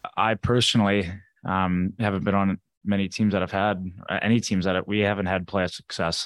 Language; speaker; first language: English; native; English